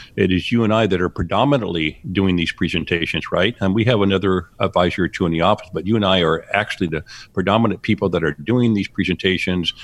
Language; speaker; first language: English; native; English